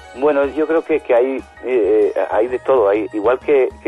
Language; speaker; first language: Spanish; native; Spanish